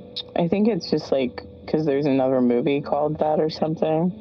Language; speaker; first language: English; native; English